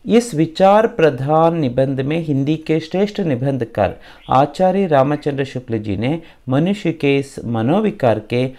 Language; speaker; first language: Hindi; non-native, local second language; Kannada